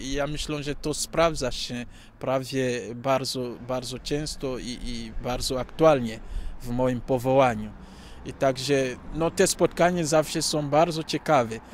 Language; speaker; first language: Polish; non-native, fluent; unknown